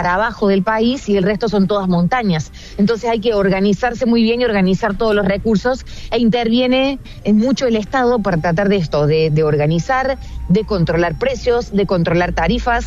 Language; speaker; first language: Spanish; native; Spanish